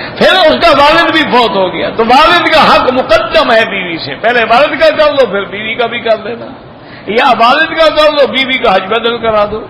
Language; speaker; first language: Urdu; native; Urdu